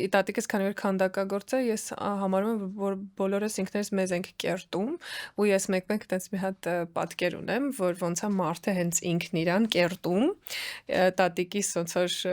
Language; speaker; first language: Armenian; early bilingual, heritage; Armenian